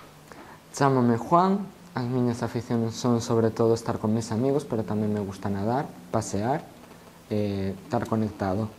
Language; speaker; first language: Galician; non-native, local second language; Spanish